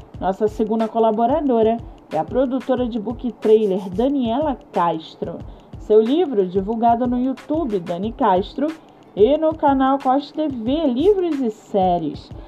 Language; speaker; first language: Portuguese; native; Portuguese